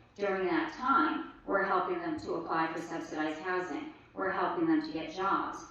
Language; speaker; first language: English; early bilingual, other home language; French